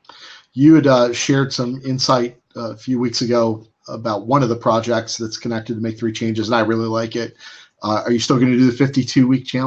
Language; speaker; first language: English; native; English